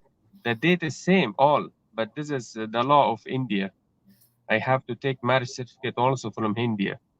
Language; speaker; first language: English; non-native, learner; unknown